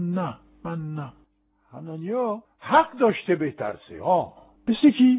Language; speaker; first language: Persian; non-native, fluent; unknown